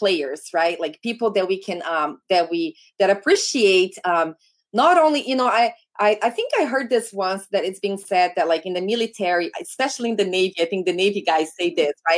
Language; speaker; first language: English; non-native, fluent; Portuguese